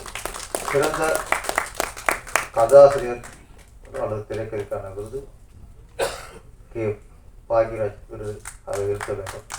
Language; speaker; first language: Tamil; native; Tamil